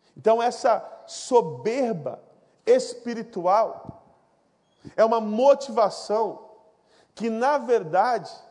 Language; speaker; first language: Portuguese; native; Portuguese